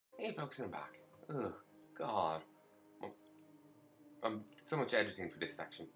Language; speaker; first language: English; native; English